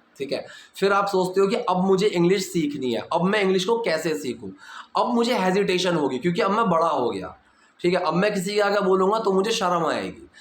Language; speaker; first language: Hindi; native; Hindi